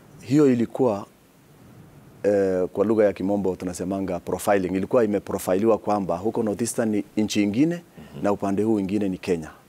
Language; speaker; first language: Swahili; non-native, local second language; Somali